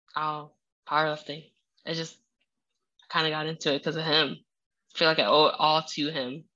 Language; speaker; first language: English; early bilingual, other home language; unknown